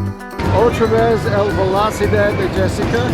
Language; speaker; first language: Spanish; non-native, learner; English